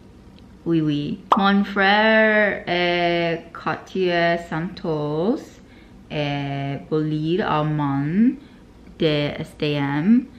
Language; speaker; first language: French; non-native, learner; English